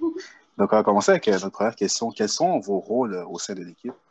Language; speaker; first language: French; native; French